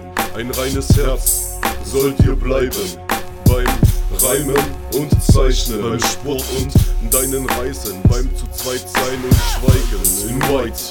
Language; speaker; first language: German; native; German